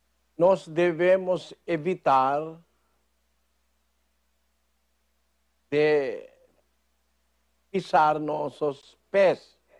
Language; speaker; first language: Portuguese; non-native, fluent; Filipino